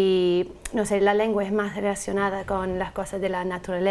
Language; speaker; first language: Spanish; non-native, fluent; English